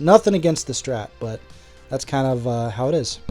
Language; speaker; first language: English; native; English